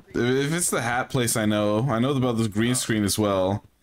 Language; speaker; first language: English; native; English